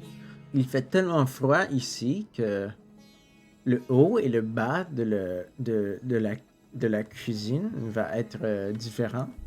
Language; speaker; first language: French; non-native, local second language; English